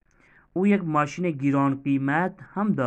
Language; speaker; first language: Persian; non-native, fluent; Urdu